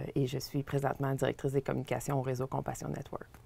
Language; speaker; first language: French; native; French